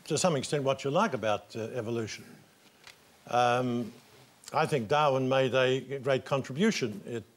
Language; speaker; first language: English; native; English